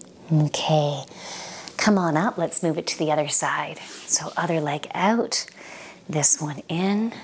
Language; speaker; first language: English; native; English